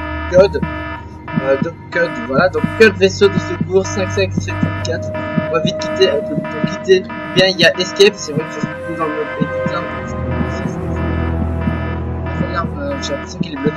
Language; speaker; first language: French; native; French